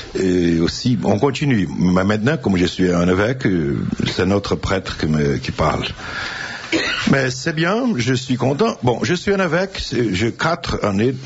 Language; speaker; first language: French; non-native, learner; Portuguese